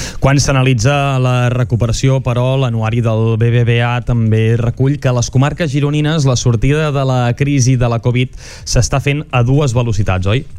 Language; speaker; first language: Catalan; native; Catalan